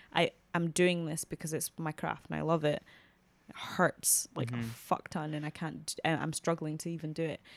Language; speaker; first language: English; native; English